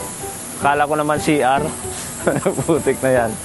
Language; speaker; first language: Filipino; native; Filipino